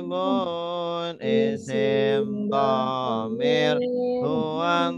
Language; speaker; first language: Arabic; non-native, fluent; Indonesian